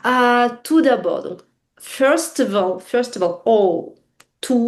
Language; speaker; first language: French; non-native, fluent; Russian